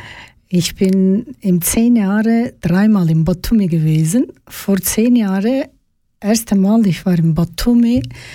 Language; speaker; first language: German; non-native, learner; Georgian